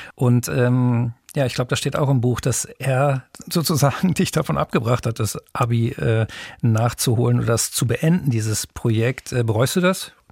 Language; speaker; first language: German; native; German